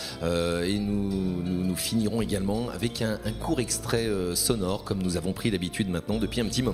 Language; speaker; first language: French; native; French